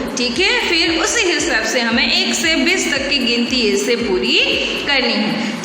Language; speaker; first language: Hindi; non-native, local second language; Gujarati